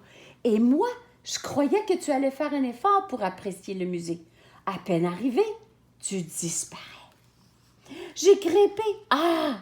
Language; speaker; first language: French; native; French